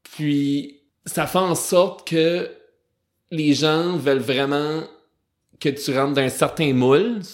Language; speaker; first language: French; native; French